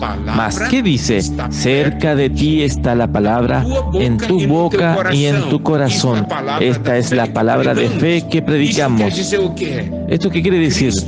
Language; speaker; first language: Spanish; non-native, fluent; Portuguese